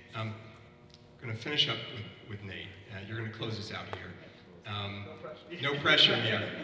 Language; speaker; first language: English; native; English